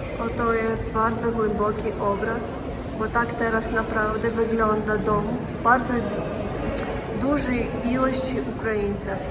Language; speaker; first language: Polish; non-native, learner; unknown